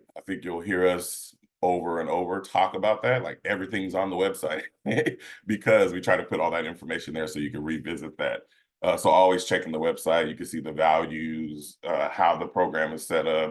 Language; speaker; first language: English; native; English